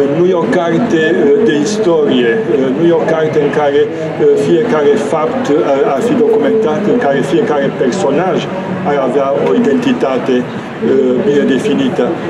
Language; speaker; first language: Romanian; native; Romanian